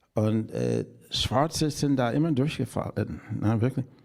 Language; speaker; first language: German; non-native, fluent; English